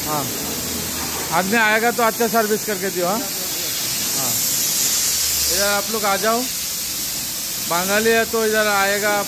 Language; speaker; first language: Hindi; non-native, learner; Bangla